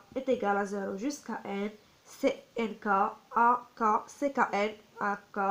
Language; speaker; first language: French; non-native, local second language; Arabic